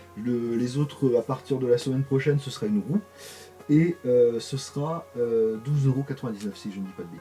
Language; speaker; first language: French; native; French